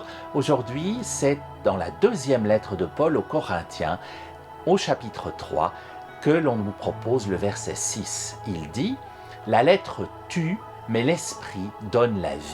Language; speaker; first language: French; native; French